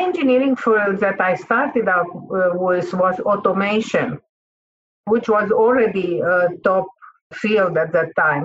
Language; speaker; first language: English; non-native, fluent; Hungarian